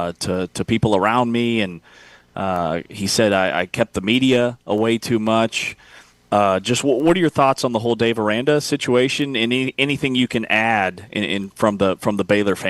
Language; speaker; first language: English; native; English